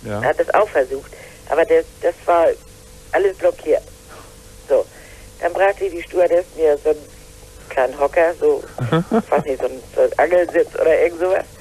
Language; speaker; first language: German; native; German